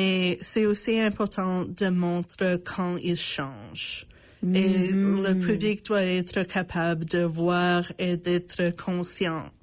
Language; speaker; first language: French; non-native, local second language; English